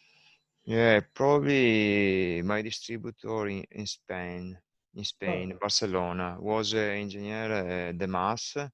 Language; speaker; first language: English; non-native, learner; Italian